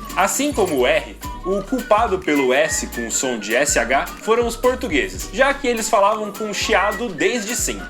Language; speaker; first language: Portuguese; native; Portuguese